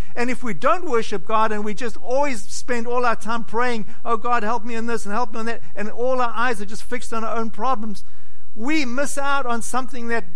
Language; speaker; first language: English; native; English